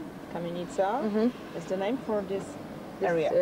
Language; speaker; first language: English; non-native, learner; Polish